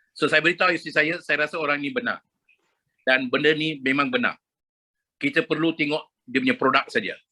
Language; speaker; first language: Malay; non-native, local second language; Tamil